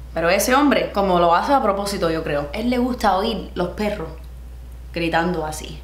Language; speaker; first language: Spanish; early bilingual, heritage; Spanish